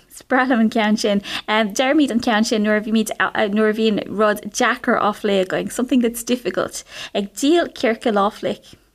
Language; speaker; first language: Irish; non-native, local second language; English